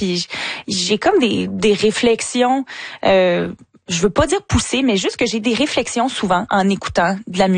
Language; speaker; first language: French; native; French